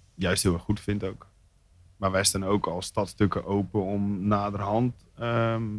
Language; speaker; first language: Dutch; native; Dutch